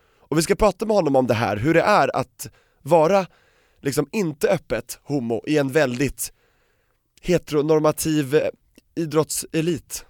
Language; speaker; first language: Swedish; native; Swedish